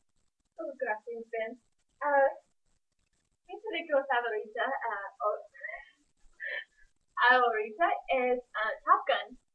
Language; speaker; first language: Spanish; non-native, learner; English